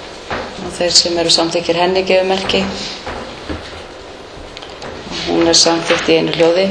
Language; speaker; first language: Icelandic; native; Icelandic